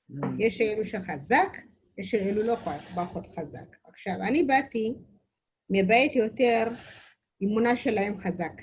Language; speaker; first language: Hebrew; non-native, learner; Amharic